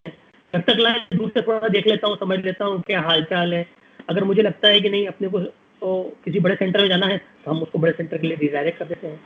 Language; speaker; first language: Hindi; native; Hindi